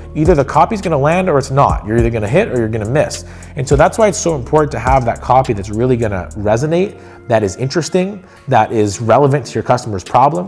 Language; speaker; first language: English; native; English